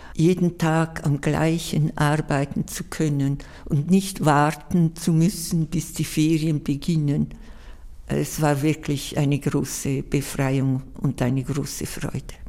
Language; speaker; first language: German; non-native, local second language; Romansh